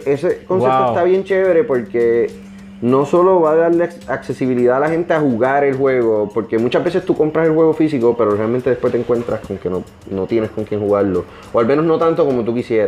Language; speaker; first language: Spanish; native; Spanish